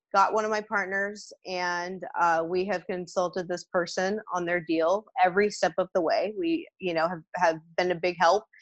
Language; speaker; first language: English; native; English